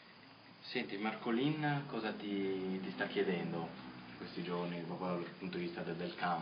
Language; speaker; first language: Italian; native; Italian